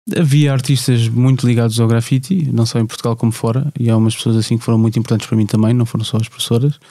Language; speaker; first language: Portuguese; native; Portuguese